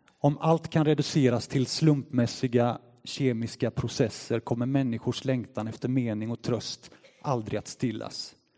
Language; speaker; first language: Swedish; native; Swedish